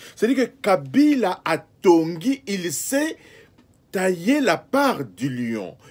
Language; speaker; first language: French; non-native, local second language; Lingala